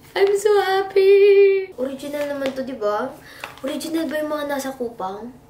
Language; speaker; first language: Filipino; native; Filipino